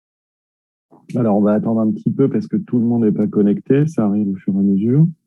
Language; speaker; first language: French; native; French